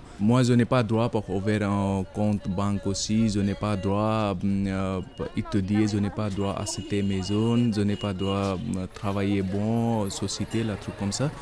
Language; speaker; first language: French; non-native, learner; Nepali